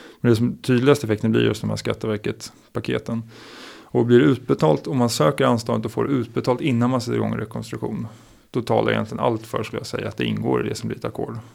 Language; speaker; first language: Swedish; native; Swedish